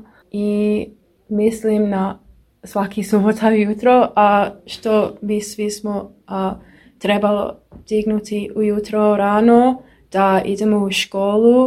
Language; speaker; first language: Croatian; non-native, learner; English